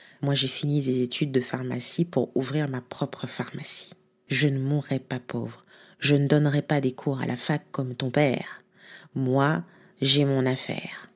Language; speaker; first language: French; non-native, local second language; Lingala